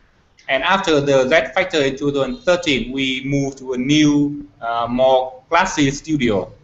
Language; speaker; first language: English; non-native, fluent; Vietnamese